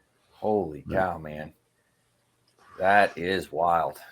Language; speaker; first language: English; native; English